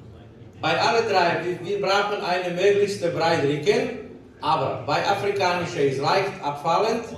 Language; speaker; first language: German; non-native, learner; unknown